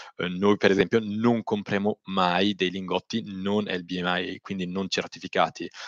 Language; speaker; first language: Italian; native; Italian